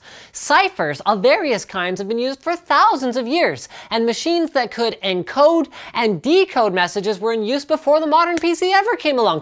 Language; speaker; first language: English; native; English